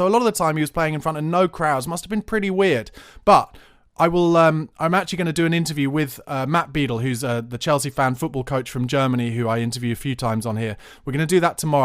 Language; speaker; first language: English; native; English